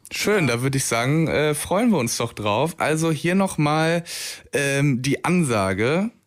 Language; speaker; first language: German; native; German